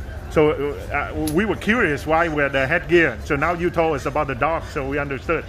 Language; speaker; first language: English; non-native, fluent; Vietnamese